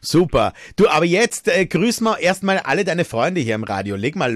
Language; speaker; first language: German; native; German